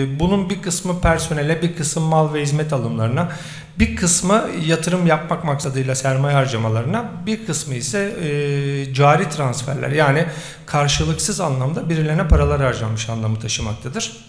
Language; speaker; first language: Turkish; native; Turkish